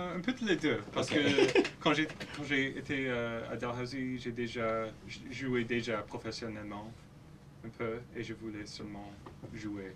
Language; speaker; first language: French; non-native, local second language; English